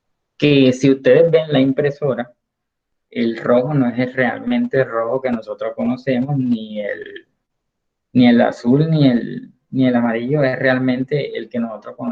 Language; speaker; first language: Spanish; native; Spanish